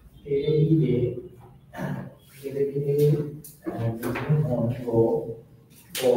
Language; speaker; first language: Japanese; non-native, learner; Bangla